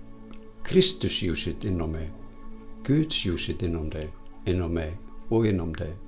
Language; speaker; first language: Swedish; non-native, fluent; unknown